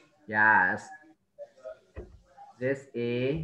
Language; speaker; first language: English; non-native, learner; Vietnamese